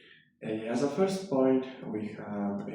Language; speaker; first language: English; non-native, learner; Spanish